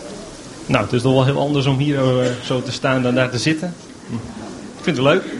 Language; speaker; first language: Dutch; native; Dutch